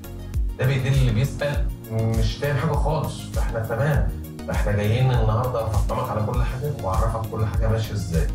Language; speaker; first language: Arabic; native; Arabic